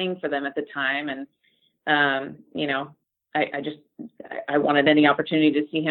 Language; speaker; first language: English; native; English